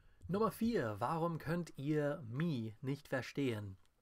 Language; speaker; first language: German; non-native, fluent; English